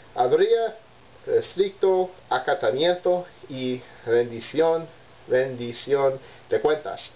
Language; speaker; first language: Spanish; non-native, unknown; English